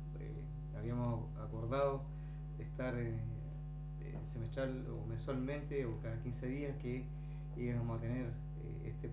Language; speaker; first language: Spanish; native; Spanish